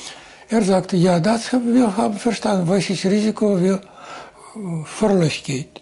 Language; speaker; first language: German; non-native, fluent; Russian